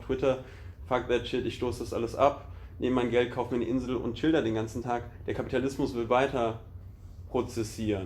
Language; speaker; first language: German; native; German